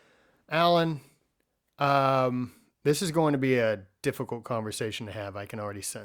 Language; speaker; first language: English; native; English